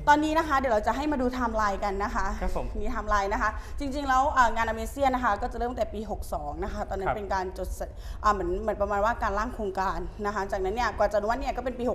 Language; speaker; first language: Thai; native; Thai